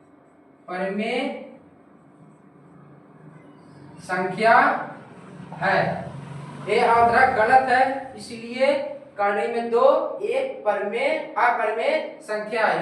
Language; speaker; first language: Hindi; native; Hindi